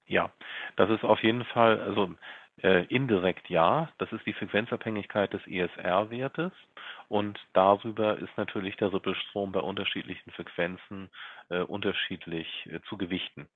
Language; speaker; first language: German; native; German